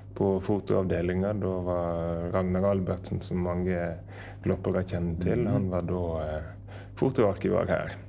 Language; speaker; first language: Norwegian; native; Norwegian